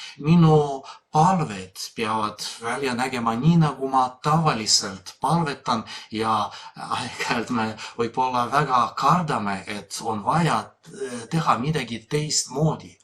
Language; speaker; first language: Estonian; non-native, fluent; Polish